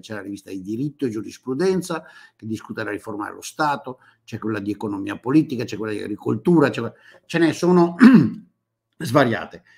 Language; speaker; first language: Italian; native; Italian